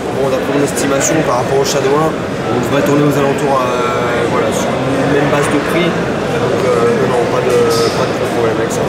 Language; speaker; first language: French; native; French